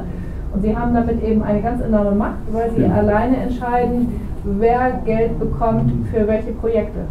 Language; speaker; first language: German; native; German